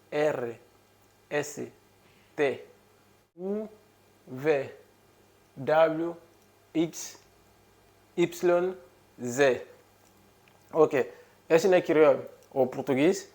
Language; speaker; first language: Portuguese; non-native, local second language; Upper Guinea Crioulo